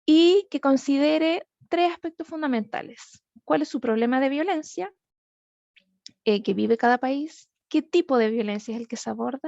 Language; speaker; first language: Spanish; native; Spanish